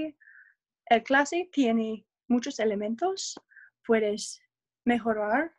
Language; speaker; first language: Spanish; non-native, learner; English